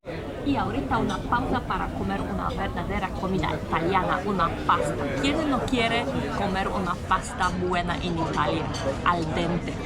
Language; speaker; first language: Spanish; non-native, fluent; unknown